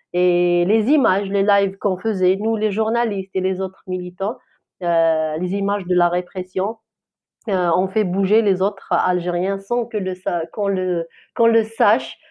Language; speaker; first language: French; non-native, local second language; Kabyle